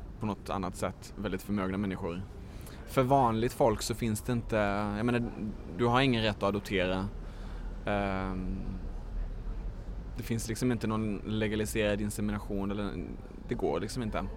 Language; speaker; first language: Swedish; native; Swedish